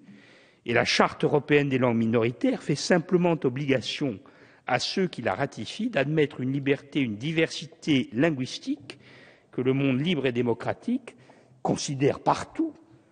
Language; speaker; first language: French; native; French